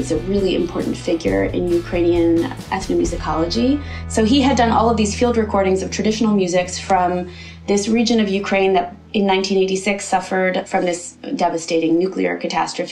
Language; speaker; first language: English; early bilingual, other home language; Ukrainian